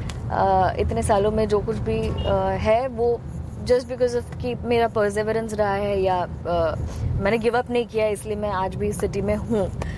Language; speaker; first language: Hindi; native; Hindi